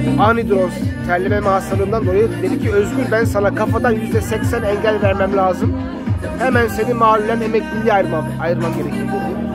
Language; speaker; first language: Turkish; early bilingual, heritage; German